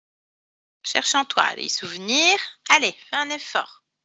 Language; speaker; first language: French; native; French